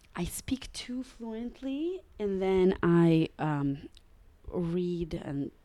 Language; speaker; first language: English; early bilingual, other home language; Russian